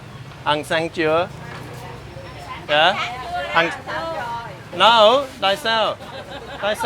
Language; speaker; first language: Vietnamese; non-native, learner; English